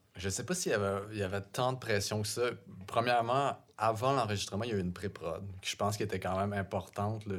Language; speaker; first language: French; native; French